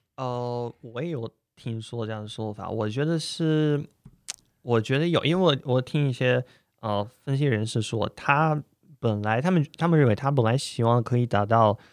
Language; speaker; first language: Chinese; non-native, fluent; Russian